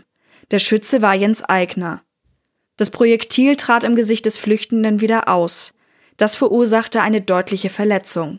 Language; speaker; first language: German; native; German